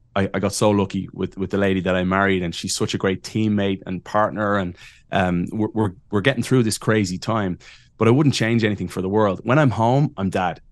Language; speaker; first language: English; native; English